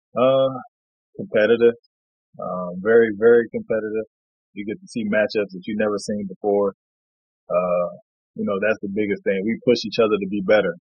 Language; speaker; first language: English; native; English